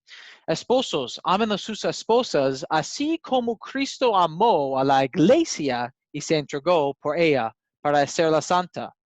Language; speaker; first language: Spanish; non-native, learner; English